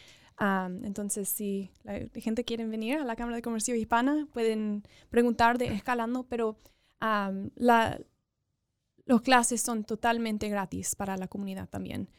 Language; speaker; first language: Spanish; early bilingual, other home language; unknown